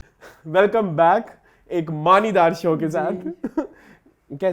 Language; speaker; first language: Hindi; non-native, local second language; Punjabi